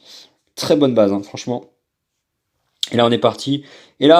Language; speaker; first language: French; native; French